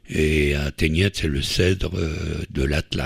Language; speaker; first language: French; native; French